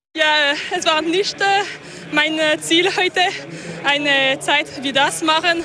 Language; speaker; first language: German; non-native, learner; French